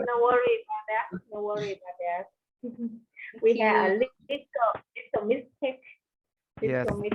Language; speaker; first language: English; non-native, learner; Vietnamese